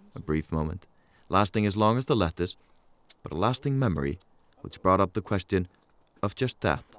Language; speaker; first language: English; non-native, fluent; Icelandic